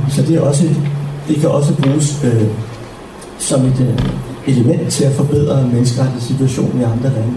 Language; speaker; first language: Danish; native; Danish